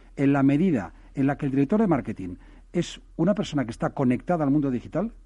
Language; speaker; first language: Spanish; native; Spanish